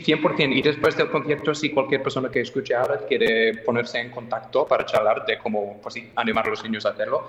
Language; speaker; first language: Spanish; non-native, fluent; English